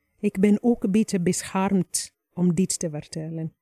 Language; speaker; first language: Dutch; non-native, fluent; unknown